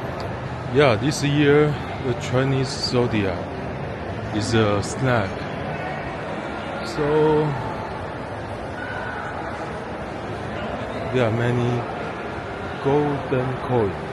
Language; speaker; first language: English; non-native, learner; Chinese